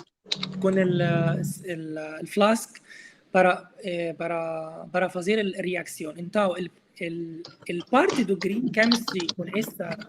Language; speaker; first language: Portuguese; non-native, learner; Arabic